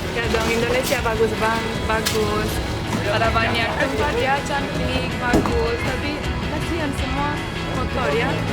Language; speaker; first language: Indonesian; non-native, learner; Romanian